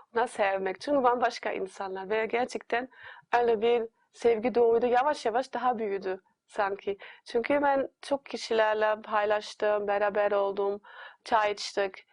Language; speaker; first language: Turkish; non-native, fluent; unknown